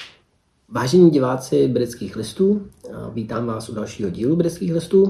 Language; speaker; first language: Czech; native; Czech